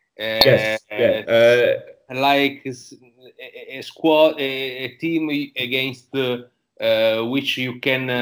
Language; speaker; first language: English; non-native, learner; Italian